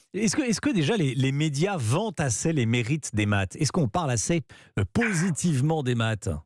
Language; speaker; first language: French; native; French